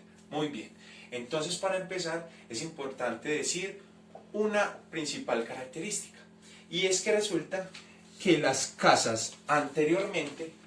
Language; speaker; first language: Spanish; native; Spanish